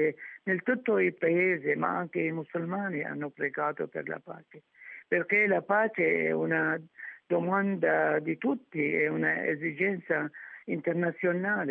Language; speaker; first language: Italian; non-native, fluent; Arabic